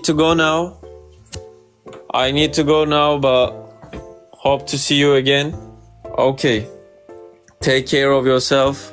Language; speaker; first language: English; non-native, fluent; Turkish